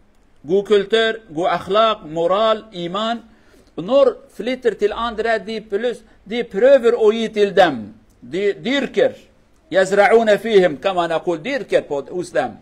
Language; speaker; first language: Norwegian; non-native, learner; Kurdish